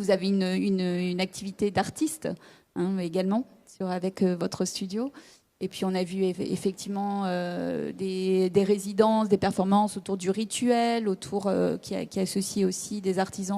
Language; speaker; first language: French; native; French